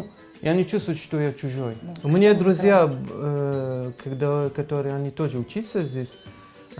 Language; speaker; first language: Russian; non-native, learner; Arabic